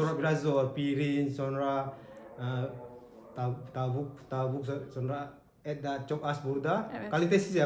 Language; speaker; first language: Turkish; non-native, learner; Indonesian